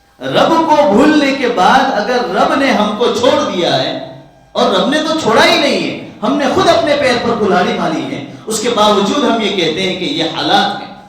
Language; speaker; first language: Urdu; non-native, local second language; Gujarati